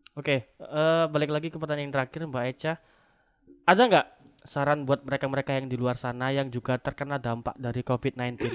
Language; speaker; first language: Indonesian; non-native, local second language; Javanese